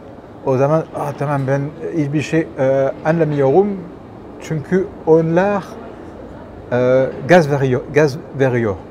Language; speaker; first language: Turkish; non-native, learner; French